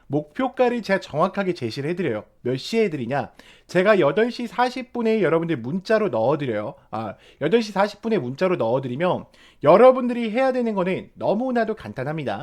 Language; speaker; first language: Korean; native; Korean